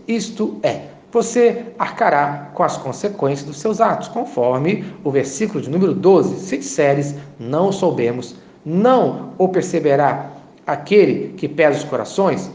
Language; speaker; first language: Portuguese; native; Portuguese